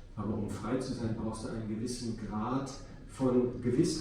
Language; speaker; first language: German; native; German